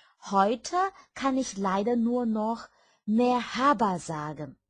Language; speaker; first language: German; non-native, fluent; Chinese